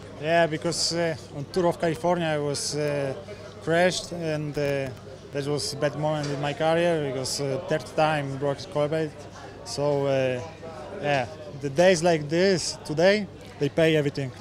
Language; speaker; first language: English; non-native, learner; Polish